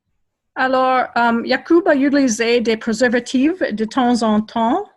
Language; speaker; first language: French; non-native, fluent; English